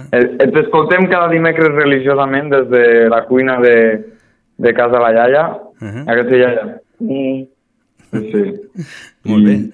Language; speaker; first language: Catalan; native; Catalan